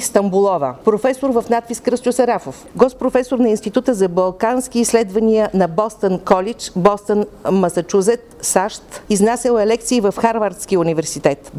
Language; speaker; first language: Bulgarian; native; Bulgarian